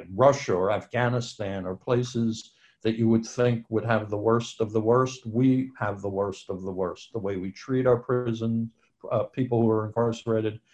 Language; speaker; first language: English; native; English